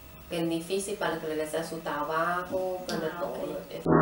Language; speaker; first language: Spanish; non-native, learner; Chinese